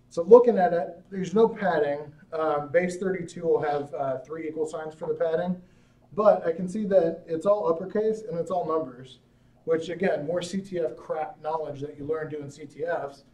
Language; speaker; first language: English; native; English